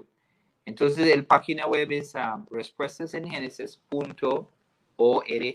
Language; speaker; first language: Spanish; non-native, fluent; English